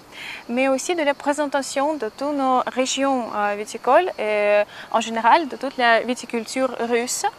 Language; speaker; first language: French; non-native, fluent; Russian